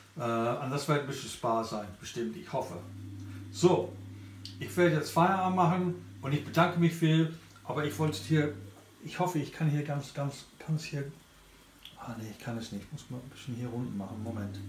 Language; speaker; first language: German; non-native, learner; English